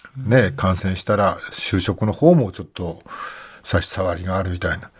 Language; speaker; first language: Japanese; native; Japanese